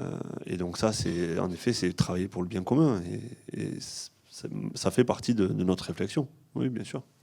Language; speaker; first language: French; native; French